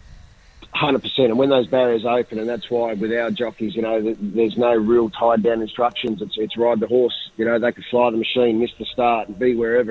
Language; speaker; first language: English; native; English